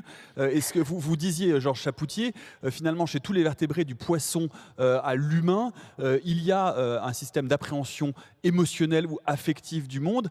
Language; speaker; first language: French; native; French